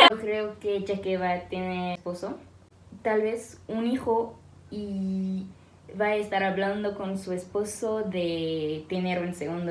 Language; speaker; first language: Spanish; non-native, fluent; French